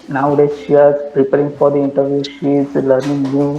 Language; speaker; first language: English; non-native, learner; Hindi